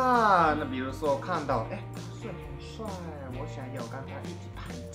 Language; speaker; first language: Chinese; non-native, fluent; Japanese